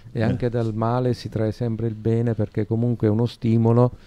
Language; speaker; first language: Italian; native; Italian